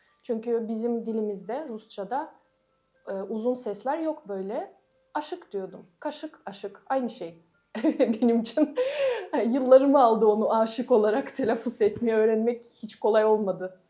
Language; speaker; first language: Turkish; non-native, fluent; Russian